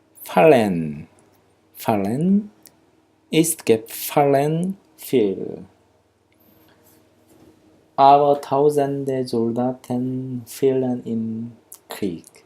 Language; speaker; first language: German; non-native, fluent; Korean